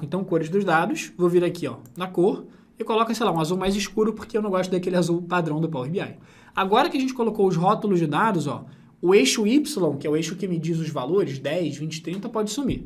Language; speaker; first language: Portuguese; native; Portuguese